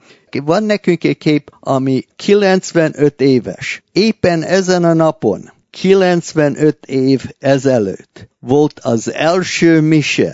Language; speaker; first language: Hungarian; early bilingual, heritage; Hungarian